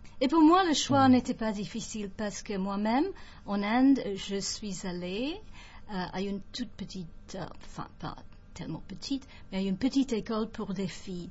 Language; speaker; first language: French; non-native, fluent; English